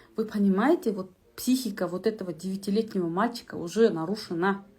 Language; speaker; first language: Russian; non-native, local second language; Kazakh